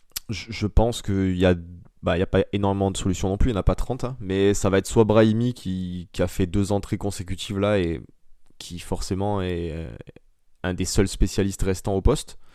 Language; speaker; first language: French; native; French